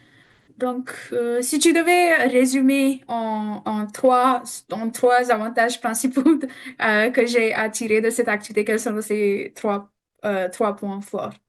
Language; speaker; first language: French; non-native, fluent; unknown